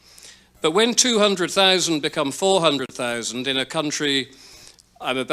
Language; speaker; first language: English; native; English